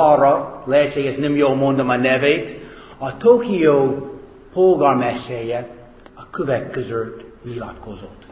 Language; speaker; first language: Hungarian; non-native, fluent; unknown